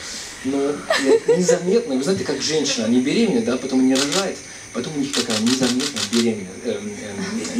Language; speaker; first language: Russian; non-native, fluent; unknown